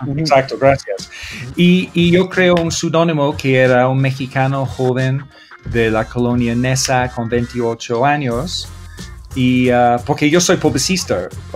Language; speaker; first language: Spanish; non-native, fluent; English